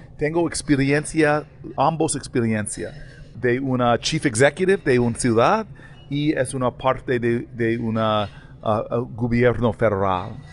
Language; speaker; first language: Spanish; non-native, learner; English